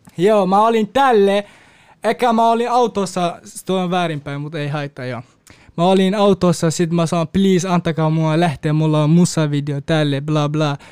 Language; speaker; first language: Finnish; non-native, learner; Kurdish